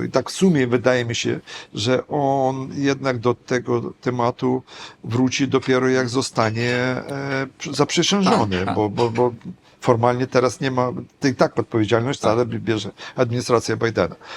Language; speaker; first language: Polish; non-native, fluent; Ukrainian